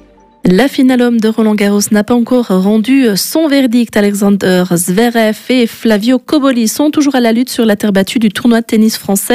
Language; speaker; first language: French; native; French